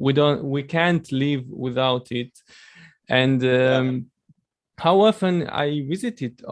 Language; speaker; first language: English; non-native, learner; Chechen